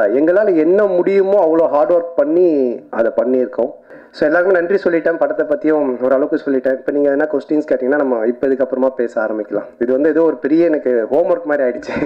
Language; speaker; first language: Tamil; native; Tamil